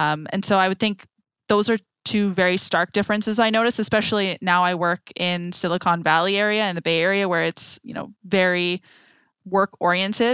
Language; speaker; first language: English; native; English